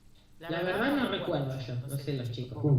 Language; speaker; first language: Spanish; native; Spanish